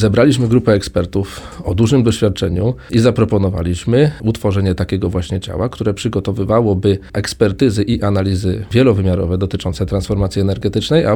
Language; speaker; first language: Polish; native; Polish